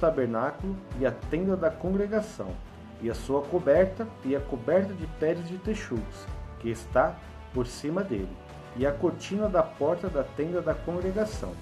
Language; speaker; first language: Portuguese; native; Portuguese